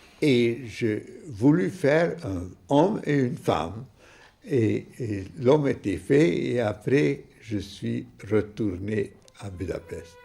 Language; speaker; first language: French; non-native, fluent; Hungarian